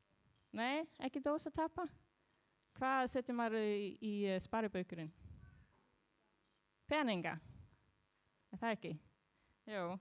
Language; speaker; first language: Icelandic; non-native, learner; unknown